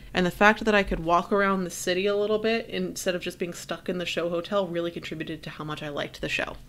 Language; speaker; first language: English; native; English